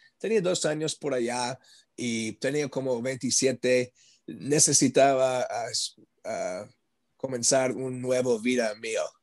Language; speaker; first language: Spanish; non-native, learner; English